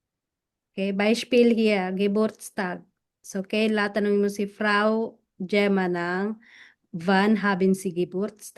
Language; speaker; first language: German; non-native, fluent; Filipino